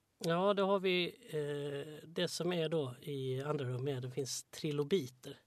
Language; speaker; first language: Swedish; native; Swedish